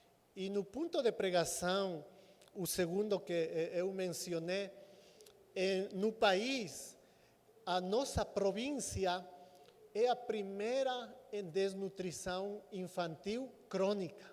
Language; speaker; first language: Portuguese; non-native, fluent; Spanish